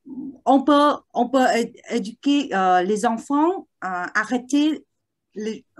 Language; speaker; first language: French; non-native, learner; Vietnamese